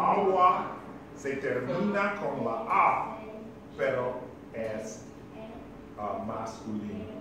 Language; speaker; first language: Spanish; non-native, fluent; English